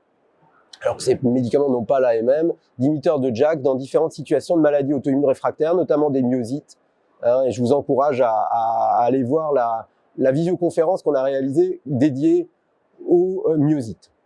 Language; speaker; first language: French; native; French